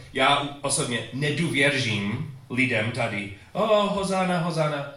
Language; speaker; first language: Czech; non-native, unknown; English